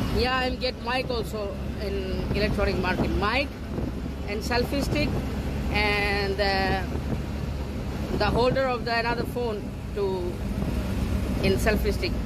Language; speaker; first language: English; non-native, learner; Hindi